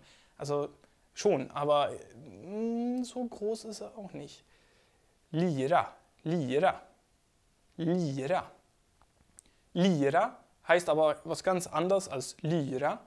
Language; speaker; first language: German; non-native, fluent; Swedish